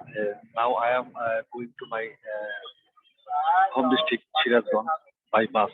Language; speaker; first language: English; non-native, learner; Bangla